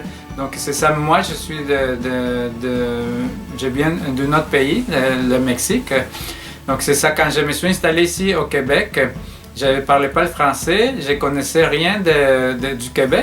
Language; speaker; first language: French; non-native, fluent; Spanish